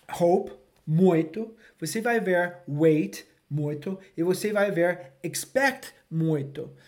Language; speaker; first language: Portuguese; non-native, fluent; English